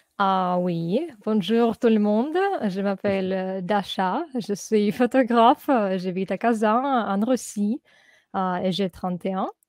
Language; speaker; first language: French; non-native, fluent; Russian